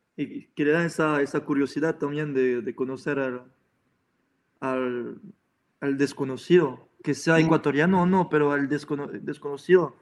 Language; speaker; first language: Spanish; non-native, fluent; French